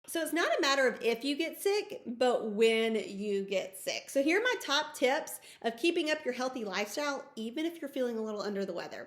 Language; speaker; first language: English; native; English